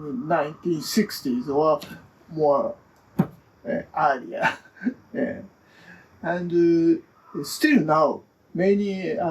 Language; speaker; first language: English; non-native, learner; Japanese